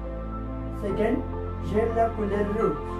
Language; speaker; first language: French; non-native, learner; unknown